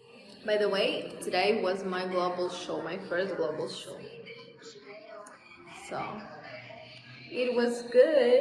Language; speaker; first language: English; non-native, fluent; Russian